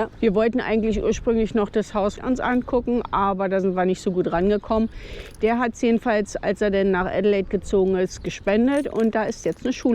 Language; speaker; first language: German; native; German